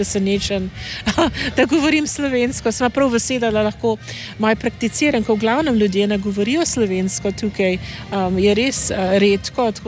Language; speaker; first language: Slovenian; early bilingual, heritage; English